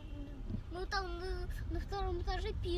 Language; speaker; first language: Russian; early bilingual, heritage; Russian